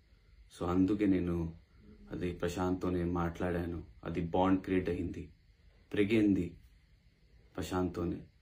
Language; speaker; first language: Telugu; non-native, learner; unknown